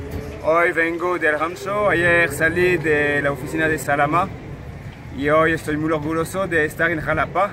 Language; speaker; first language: Spanish; non-native, fluent; French